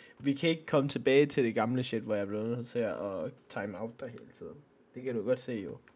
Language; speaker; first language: Danish; native; Danish